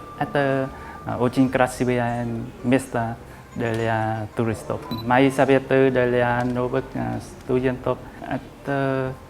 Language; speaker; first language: Russian; non-native, fluent; Vietnamese